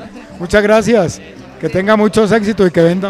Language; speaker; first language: Spanish; native; Spanish